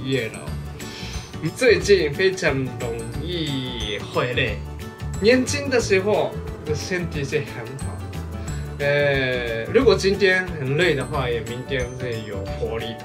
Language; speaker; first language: Chinese; non-native, fluent; Japanese